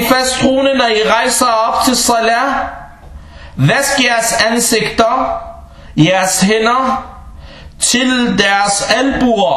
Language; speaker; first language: Danish; early bilingual, other home language; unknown